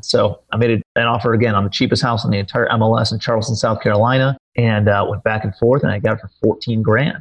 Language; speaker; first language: English; native; English